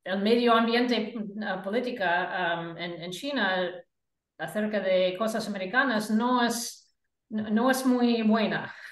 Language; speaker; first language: Spanish; non-native, fluent; English